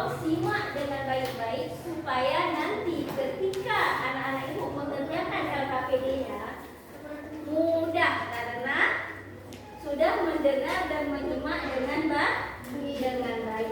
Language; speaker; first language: Indonesian; native; Indonesian